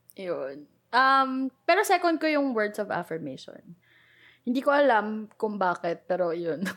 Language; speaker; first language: Filipino; native; Filipino